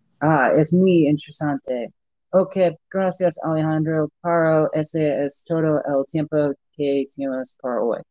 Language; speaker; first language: Spanish; non-native, learner; English